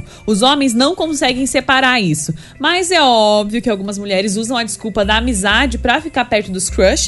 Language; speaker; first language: Portuguese; native; Portuguese